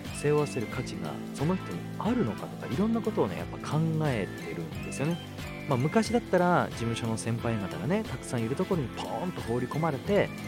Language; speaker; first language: Japanese; native; Japanese